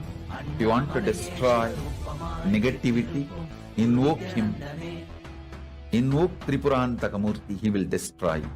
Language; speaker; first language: English; non-native, local second language; Tamil